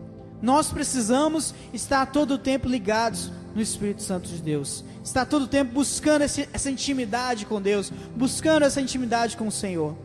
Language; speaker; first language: Portuguese; native; Portuguese